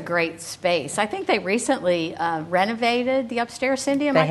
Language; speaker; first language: English; native; English